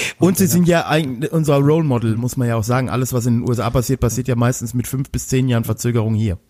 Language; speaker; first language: German; native; German